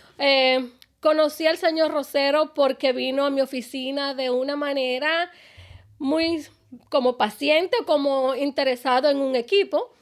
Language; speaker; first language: Spanish; native; Spanish